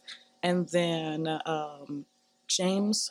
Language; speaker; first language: English; native; English